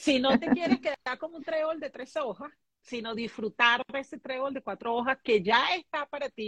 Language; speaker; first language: Spanish; native; Spanish